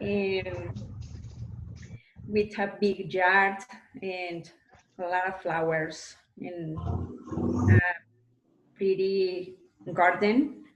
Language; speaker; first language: English; non-native, learner; Spanish